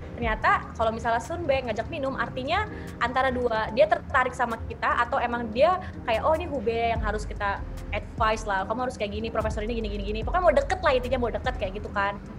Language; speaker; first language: Indonesian; native; Indonesian